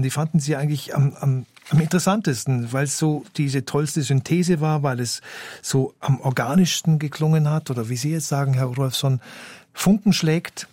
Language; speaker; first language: German; native; German